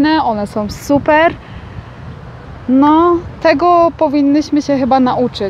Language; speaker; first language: Polish; native; Polish